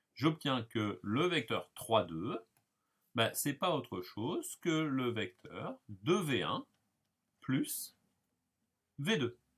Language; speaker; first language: French; native; French